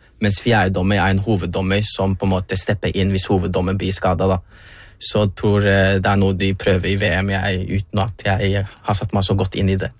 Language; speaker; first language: Norwegian; early bilingual, other home language; Somali